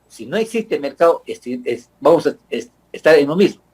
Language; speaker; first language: Spanish; native; Spanish